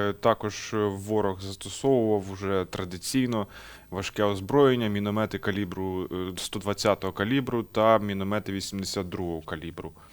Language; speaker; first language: Ukrainian; native; Ukrainian